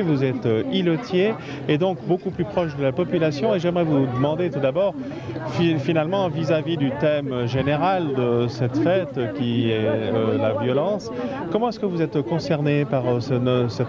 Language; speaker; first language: French; native; French